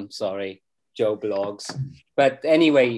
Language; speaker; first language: English; native; English